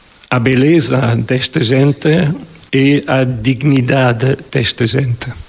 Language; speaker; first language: Portuguese; non-native, fluent; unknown